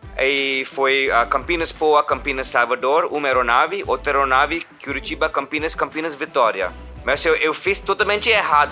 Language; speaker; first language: Portuguese; non-native, learner; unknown